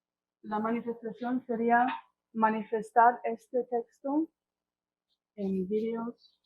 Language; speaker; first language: Spanish; non-native, fluent; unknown